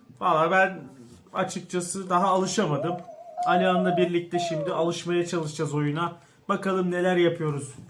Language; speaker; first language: Turkish; native; Turkish